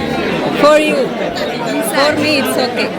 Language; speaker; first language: English; non-native, local second language; Malayalam